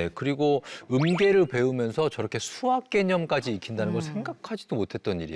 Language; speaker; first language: Korean; native; Korean